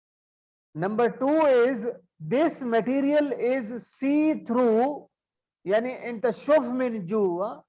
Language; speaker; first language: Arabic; non-native, learner; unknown